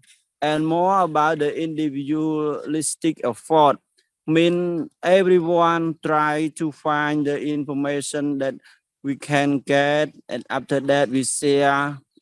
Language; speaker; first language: English; non-native, learner; Khmer